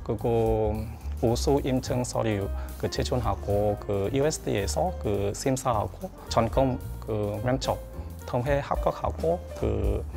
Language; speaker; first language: Korean; non-native, learner; Vietnamese